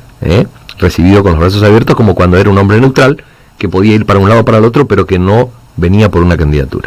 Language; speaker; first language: Spanish; native; Spanish